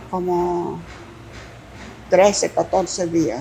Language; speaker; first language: Spanish; non-native, fluent; Greek